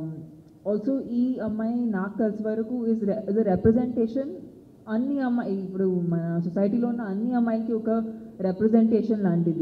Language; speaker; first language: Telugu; non-native, fluent; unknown